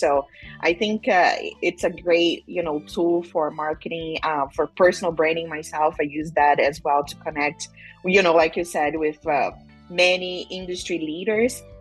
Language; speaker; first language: English; non-native, fluent; Portuguese